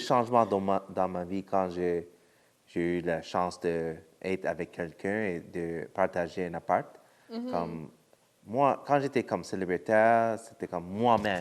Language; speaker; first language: French; non-native, local second language; English